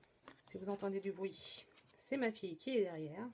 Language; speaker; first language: French; native; French